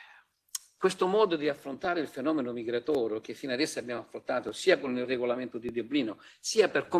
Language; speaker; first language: Italian; native; Italian